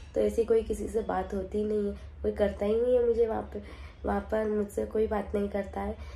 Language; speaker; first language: Hindi; non-native, local second language; Marwari